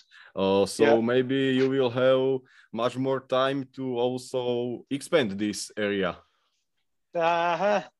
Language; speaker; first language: English; non-native, fluent; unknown